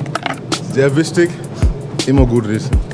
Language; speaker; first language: German; non-native, learner; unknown